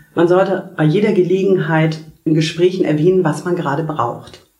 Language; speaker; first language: German; native; German